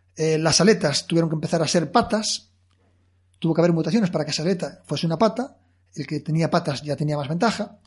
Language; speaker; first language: Spanish; native; Spanish